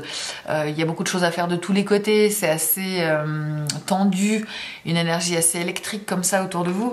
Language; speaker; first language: French; native; French